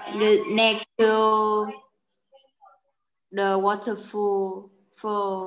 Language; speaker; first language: English; non-native, learner; Vietnamese